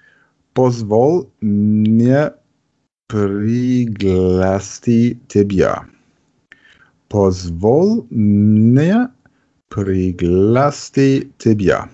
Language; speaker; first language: Russian; non-native, learner; German